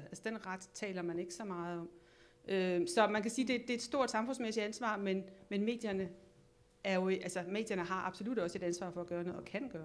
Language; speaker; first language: Danish; native; Danish